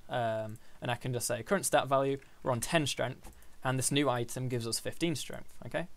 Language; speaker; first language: English; native; English